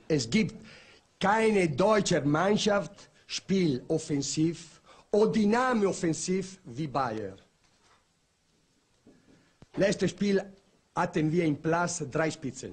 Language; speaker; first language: German; non-native, learner; Italian